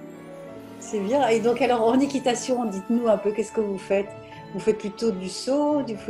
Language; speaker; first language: French; native; French